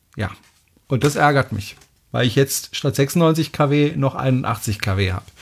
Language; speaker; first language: German; non-native, fluent; French